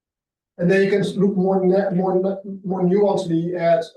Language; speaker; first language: English; non-native, fluent; Dutch